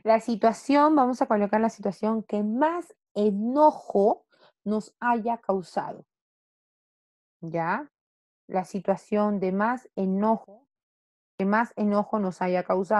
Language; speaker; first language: Spanish; native; Spanish